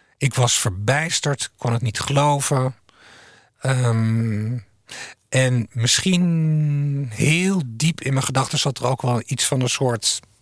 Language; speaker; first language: Dutch; native; Dutch